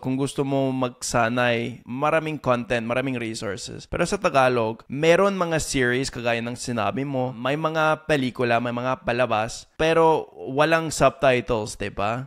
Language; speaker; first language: Filipino; non-native, fluent; English